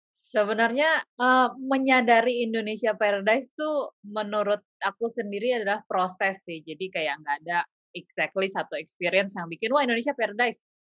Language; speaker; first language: Indonesian; native; Indonesian